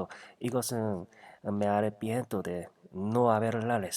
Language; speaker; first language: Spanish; non-native, fluent; Korean